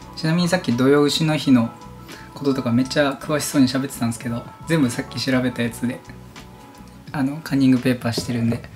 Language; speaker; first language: Japanese; native; Japanese